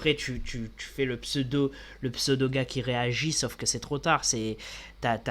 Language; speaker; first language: French; native; French